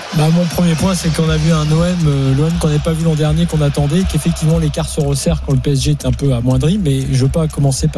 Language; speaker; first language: French; native; French